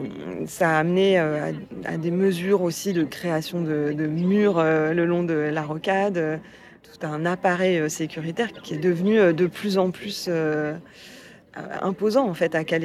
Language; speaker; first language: French; native; French